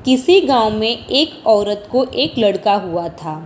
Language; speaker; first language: Hindi; non-native, local second language; Gujarati